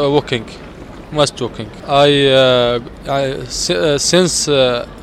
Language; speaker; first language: English; non-native, learner; Arabic